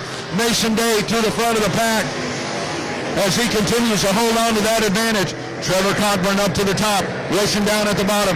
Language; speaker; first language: English; native; English